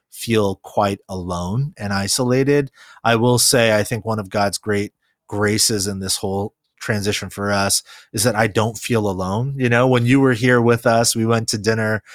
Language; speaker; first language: English; early bilingual, other home language; Korean